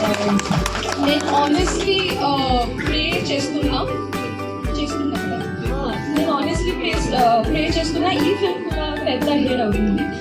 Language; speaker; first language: Telugu; non-native, learner; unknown